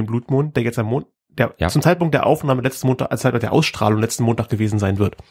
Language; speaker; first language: German; native; German